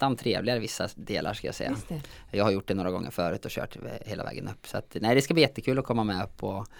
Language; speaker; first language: Swedish; native; Swedish